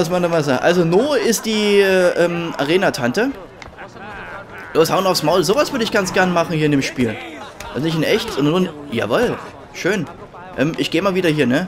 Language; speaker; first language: German; native; German